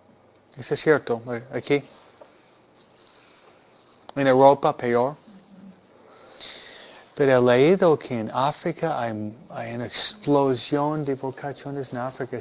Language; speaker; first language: Spanish; non-native, fluent; English